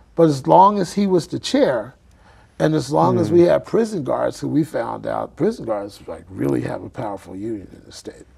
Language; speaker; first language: English; native; English